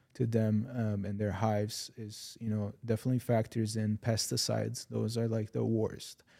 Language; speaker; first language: English; non-native, fluent; Arabic